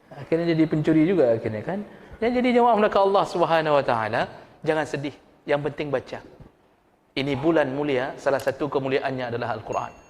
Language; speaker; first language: Malay; non-native, local second language; Achinese